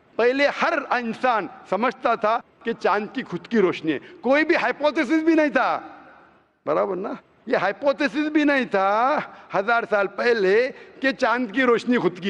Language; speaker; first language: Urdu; non-native, local second language; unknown